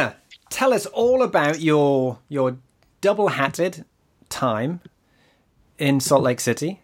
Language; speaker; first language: English; native; English